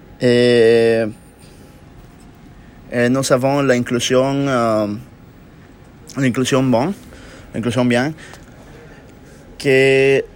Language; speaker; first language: French; non-native, learner; Spanish